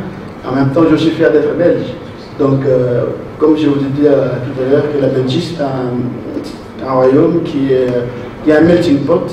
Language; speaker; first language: French; non-native, local second language; Swahili